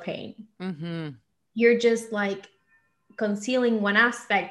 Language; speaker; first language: English; non-native, fluent; Spanish